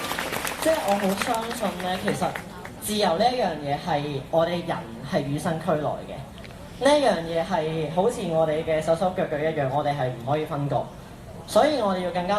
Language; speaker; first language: Cantonese; native; Cantonese